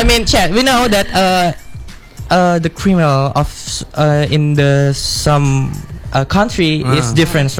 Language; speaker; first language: English; non-native, learner; Indonesian